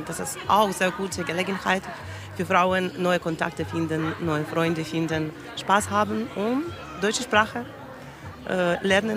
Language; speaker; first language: German; non-native, learner; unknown